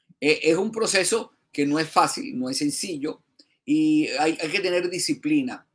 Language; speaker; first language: Spanish; native; Spanish